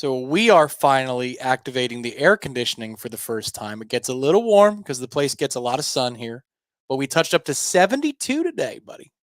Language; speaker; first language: English; native; English